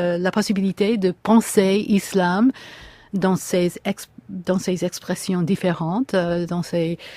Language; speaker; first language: French; non-native, fluent; English